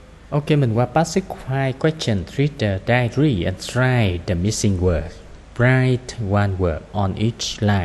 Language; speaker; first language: English; non-native, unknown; Vietnamese